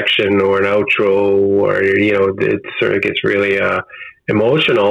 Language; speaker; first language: English; native; English